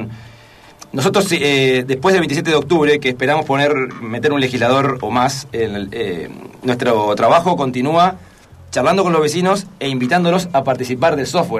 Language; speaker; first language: Spanish; native; Spanish